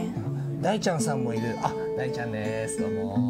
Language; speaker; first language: Japanese; native; Japanese